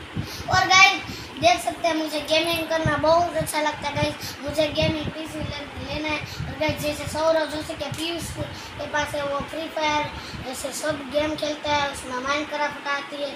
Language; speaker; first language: Hindi; non-native, local second language; Gujarati